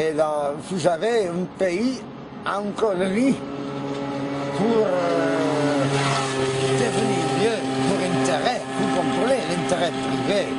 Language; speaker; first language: French; non-native, fluent; Dutch